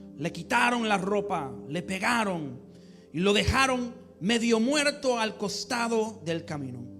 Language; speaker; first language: Spanish; early bilingual, heritage; English